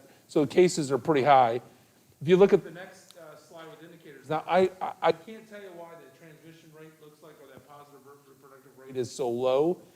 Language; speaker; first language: English; native; English